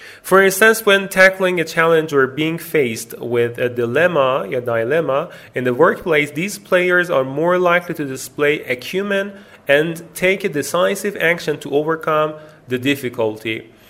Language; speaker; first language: English; non-native, fluent; Persian